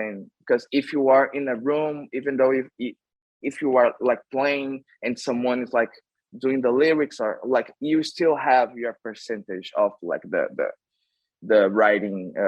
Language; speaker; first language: English; non-native, fluent; Portuguese